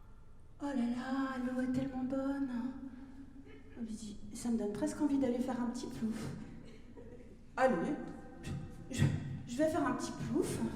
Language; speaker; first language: French; native; French